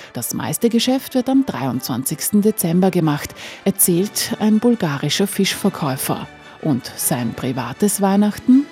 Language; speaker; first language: German; native; German